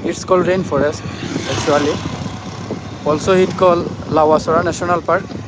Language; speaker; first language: English; non-native, local second language; Sylheti